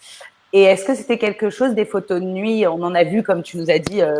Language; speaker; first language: French; native; French